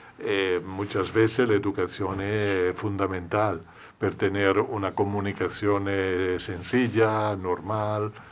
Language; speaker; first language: Spanish; non-native, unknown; Italian